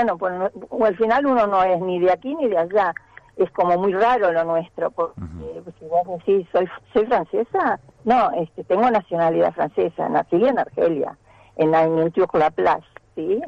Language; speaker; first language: Spanish; native; Spanish